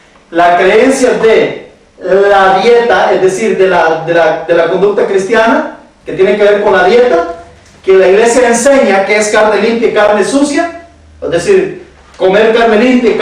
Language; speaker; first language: Spanish; native; Spanish